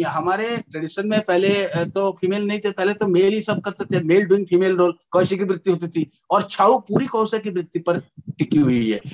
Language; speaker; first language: Hindi; native; Hindi